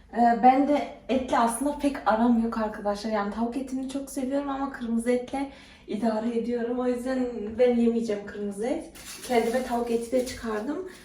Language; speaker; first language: Turkish; early bilingual, heritage; Turkish